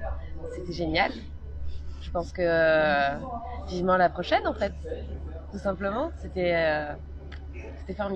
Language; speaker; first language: French; native; French